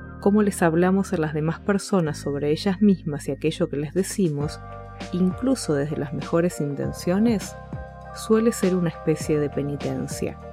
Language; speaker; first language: Spanish; native; Spanish